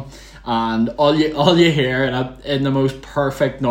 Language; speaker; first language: English; native; English